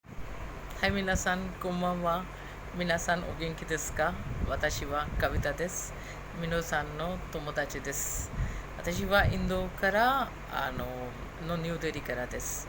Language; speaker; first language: Japanese; non-native, fluent; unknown